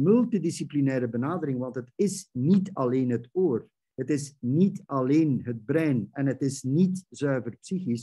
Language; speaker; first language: Dutch; native; Dutch